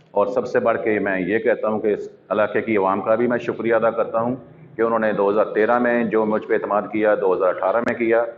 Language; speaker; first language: Urdu; non-native, local second language; Punjabi